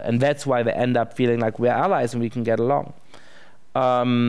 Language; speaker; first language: English; non-native, fluent; German